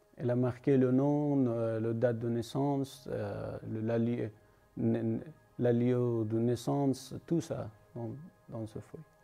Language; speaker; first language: French; non-native, learner; Persian